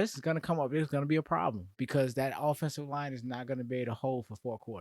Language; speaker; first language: English; native; English